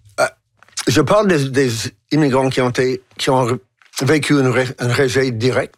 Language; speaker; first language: French; non-native, local second language; English